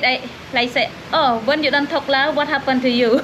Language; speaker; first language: English; non-native, learner; Khmer